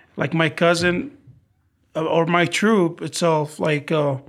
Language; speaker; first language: English; non-native, fluent; Arabic